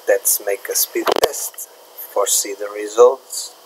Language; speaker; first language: English; non-native, learner; Portuguese